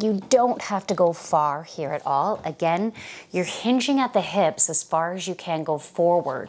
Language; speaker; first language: English; native; English